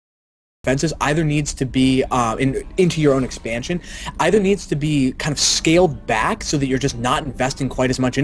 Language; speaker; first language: English; native; English